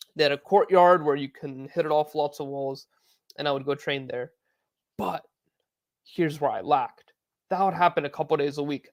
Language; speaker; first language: English; native; English